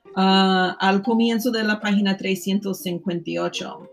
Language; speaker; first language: Spanish; non-native, fluent; English